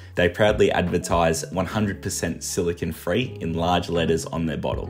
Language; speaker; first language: English; native; English